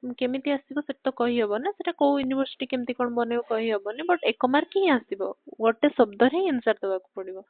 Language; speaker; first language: Odia; native; Odia